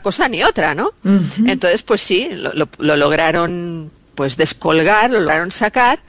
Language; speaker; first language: Spanish; native; Spanish